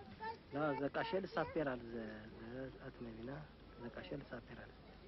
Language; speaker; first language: Hebrew; non-native, learner; Amharic